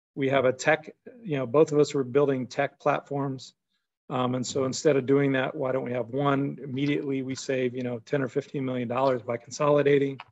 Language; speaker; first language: English; native; English